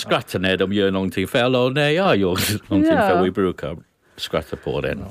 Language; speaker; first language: Swedish; non-native, learner; English